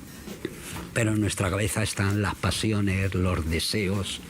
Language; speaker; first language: Spanish; native; Spanish